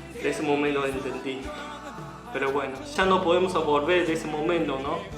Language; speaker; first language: Spanish; non-native, learner; Chinese